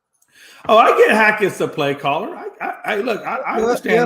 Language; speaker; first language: English; native; English